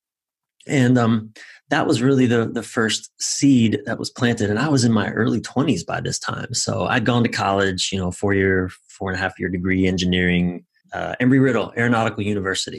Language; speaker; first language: English; native; English